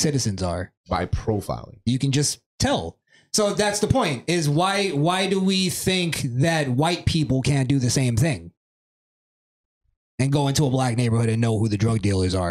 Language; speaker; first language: English; native; English